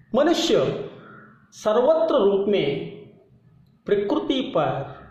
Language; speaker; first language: Hindi; non-native, local second language; Kannada